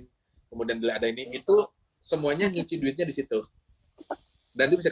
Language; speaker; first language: Indonesian; native; Indonesian